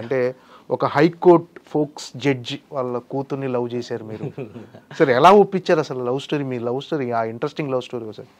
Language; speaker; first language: Telugu; native; Telugu